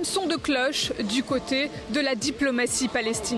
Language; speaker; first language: French; native; French